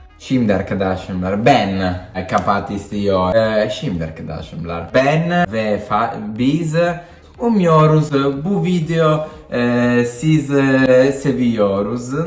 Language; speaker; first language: Turkish; non-native, learner; Italian